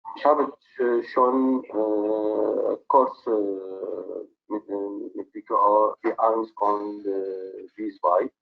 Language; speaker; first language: German; non-native, learner; Arabic